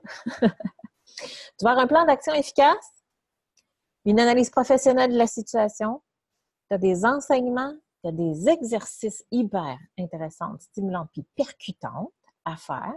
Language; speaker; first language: French; native; French